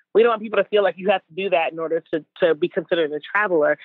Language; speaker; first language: English; native; English